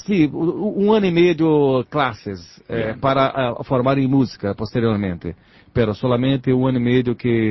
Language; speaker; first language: Spanish; non-native, learner; Portuguese